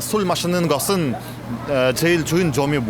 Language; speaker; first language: Korean; non-native, learner; Russian